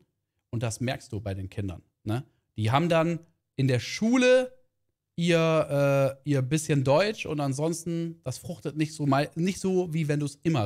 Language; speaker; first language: German; native; German